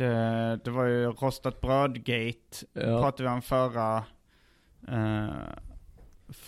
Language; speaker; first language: Swedish; native; Swedish